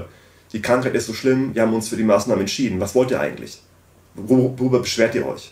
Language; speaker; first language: German; native; German